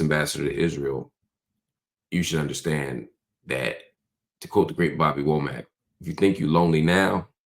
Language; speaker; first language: English; native; English